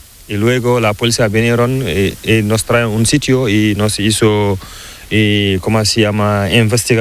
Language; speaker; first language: Spanish; non-native, learner; Fula